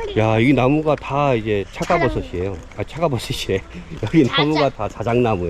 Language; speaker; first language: Korean; native; Korean